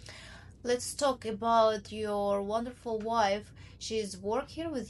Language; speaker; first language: English; non-native, learner; Ukrainian